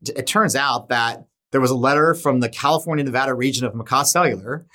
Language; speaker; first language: English; native; English